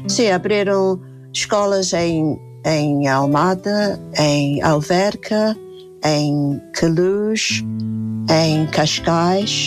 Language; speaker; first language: Portuguese; non-native, fluent; English